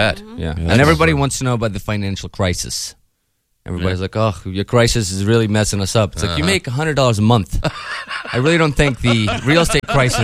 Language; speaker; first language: English; non-native, fluent; Ukrainian